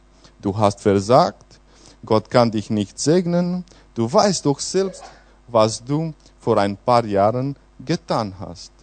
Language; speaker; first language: German; non-native, fluent; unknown